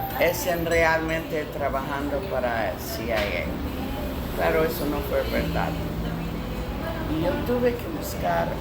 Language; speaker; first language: Spanish; non-native, learner; English